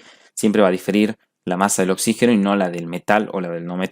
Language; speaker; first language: Spanish; native; Spanish